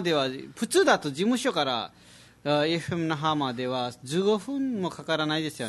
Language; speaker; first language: Japanese; non-native, fluent; Nepali